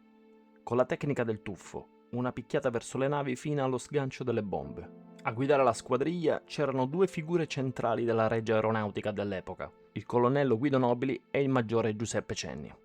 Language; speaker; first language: Italian; native; Italian